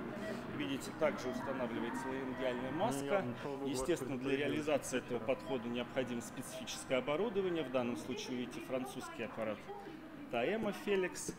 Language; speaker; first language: Russian; native; Russian